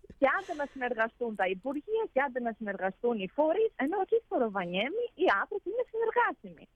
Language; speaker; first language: Greek; native; Greek